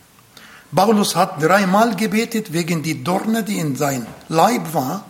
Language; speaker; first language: German; non-native, fluent; Arabic